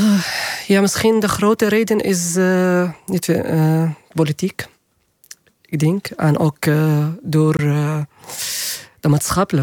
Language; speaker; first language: Dutch; non-native, learner; Arabic